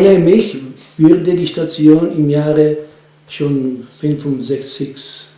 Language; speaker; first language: German; non-native, fluent; Czech